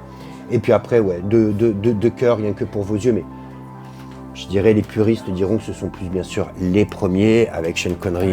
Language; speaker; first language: French; native; French